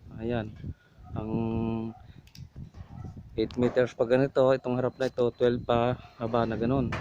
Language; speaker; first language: Filipino; native; Filipino